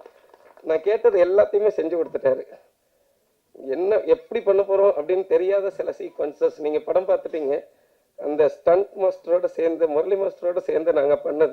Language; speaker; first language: Tamil; native; Tamil